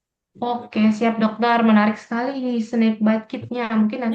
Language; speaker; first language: Indonesian; native; Indonesian